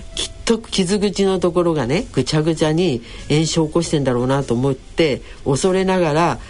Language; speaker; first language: Japanese; native; Japanese